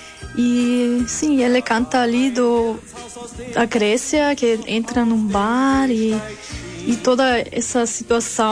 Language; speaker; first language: Portuguese; non-native, learner; German